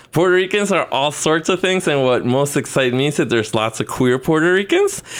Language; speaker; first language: English; non-native, fluent; Spanish